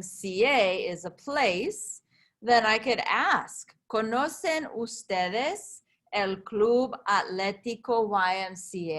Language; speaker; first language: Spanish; non-native, fluent; English